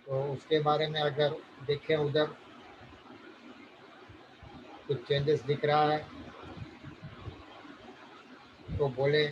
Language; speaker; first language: Hindi; native; Hindi